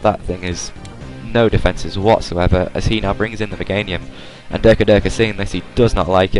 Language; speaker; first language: English; native; English